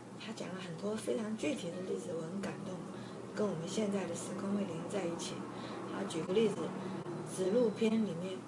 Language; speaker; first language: Chinese; native; Chinese